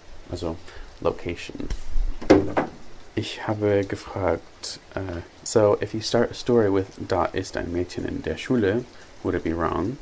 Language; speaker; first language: German; non-native, learner; English